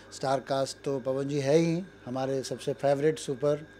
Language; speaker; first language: Hindi; native; Hindi